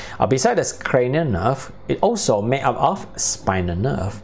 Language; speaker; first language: English; non-native, local second language; Chinese